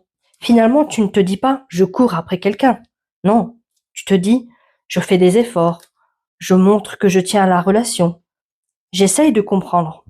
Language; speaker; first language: French; native; French